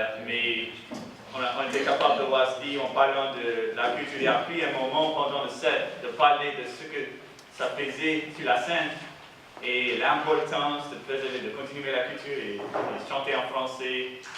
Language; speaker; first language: French; early bilingual, heritage; English